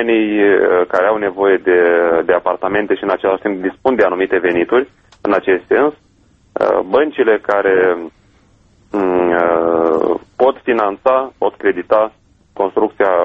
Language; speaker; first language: Romanian; native; Romanian